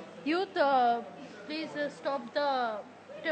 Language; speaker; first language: Hindi; non-native, learner; Bangla